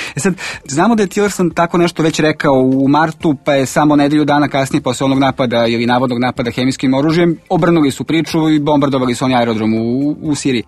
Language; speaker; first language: Serbian; native; Serbian